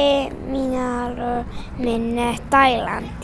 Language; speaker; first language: Finnish; non-native, learner; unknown